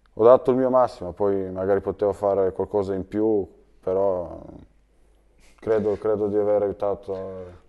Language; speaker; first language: Italian; early bilingual, other home language; Serbian